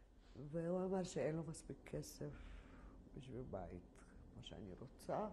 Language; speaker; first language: Hebrew; non-native, fluent; Polish